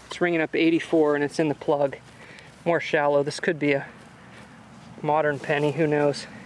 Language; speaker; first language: English; native; English